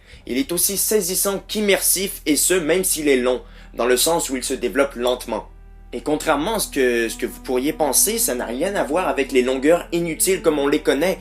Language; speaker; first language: French; native; French